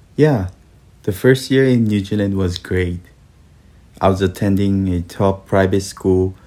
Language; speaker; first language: English; early bilingual, other home language; Korean